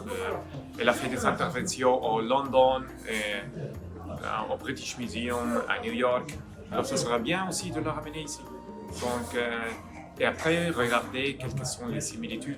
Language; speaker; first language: French; non-native, fluent; Spanish